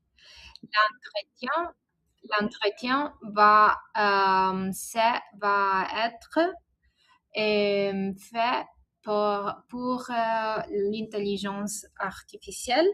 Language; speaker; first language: French; non-native, learner; Italian